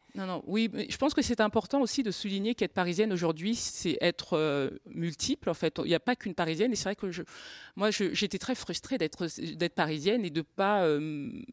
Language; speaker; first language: French; native; French